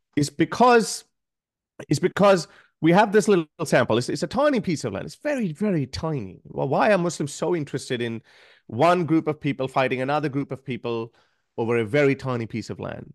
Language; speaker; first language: English; non-native, local second language; Urdu